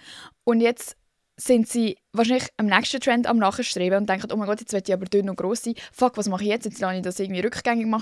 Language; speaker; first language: German; native; German